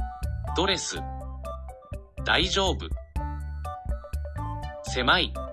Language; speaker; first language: Japanese; non-native, learner; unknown